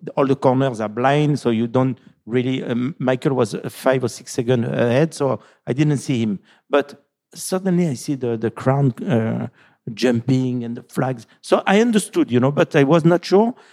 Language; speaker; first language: English; non-native, fluent; French